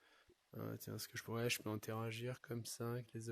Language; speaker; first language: French; native; French